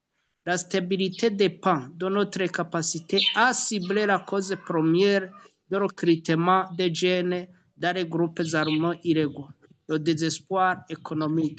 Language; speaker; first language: French; non-native, local second language; Rundi